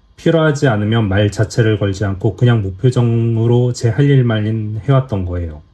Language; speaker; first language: Korean; native; Korean